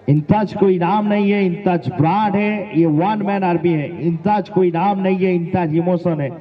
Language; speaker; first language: Hindi; non-native, local second language; Bangla